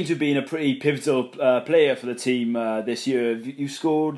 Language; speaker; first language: English; native; English